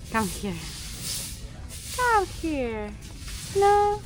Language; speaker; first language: English; non-native, learner; Ukrainian